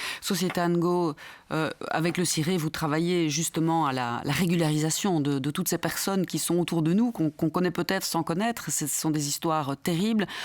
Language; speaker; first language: French; native; French